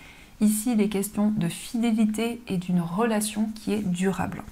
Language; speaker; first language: French; native; French